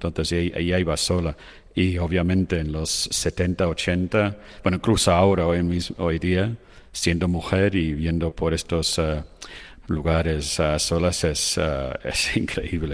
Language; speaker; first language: Spanish; non-native, fluent; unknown